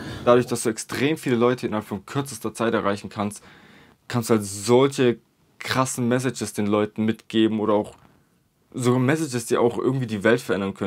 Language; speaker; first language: German; native; German